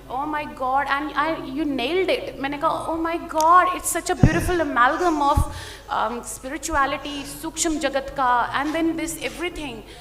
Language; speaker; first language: Hindi; native; Hindi